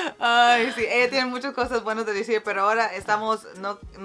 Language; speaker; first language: Spanish; early bilingual, heritage; Spanish